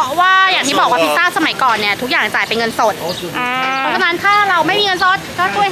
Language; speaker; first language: Thai; native; Thai